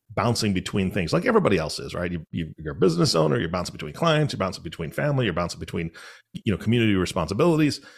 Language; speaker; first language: English; native; English